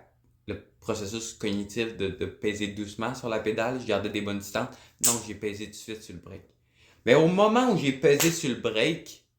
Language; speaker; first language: French; native; French